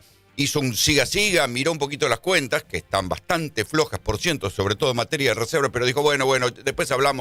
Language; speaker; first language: Spanish; native; Spanish